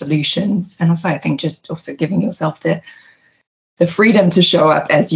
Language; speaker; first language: English; native; English